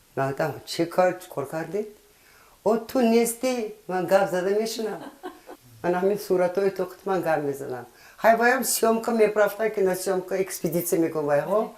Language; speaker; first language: Tajik; native; Tajik